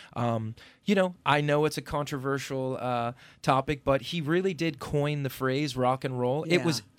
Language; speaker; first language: English; native; English